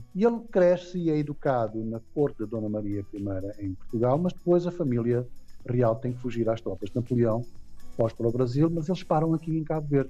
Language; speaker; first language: Portuguese; non-native, local second language; Kabuverdianu